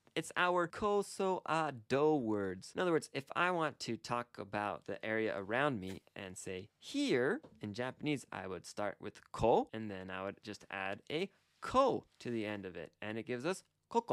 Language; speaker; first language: English; native; English